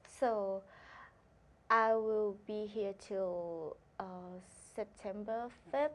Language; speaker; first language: English; non-native, learner; Thai